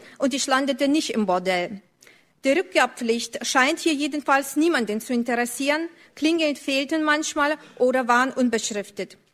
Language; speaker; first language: German; non-native, fluent; Lithuanian